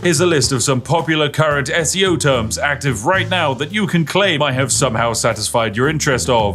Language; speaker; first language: English; native; English